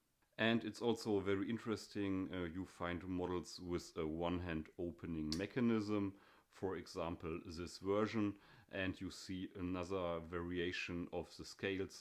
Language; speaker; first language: English; non-native, fluent; German